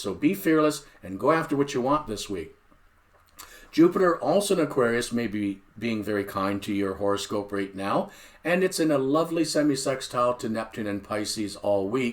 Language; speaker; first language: English; native; English